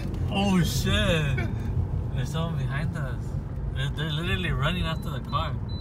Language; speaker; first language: English; early bilingual, other home language; Spanish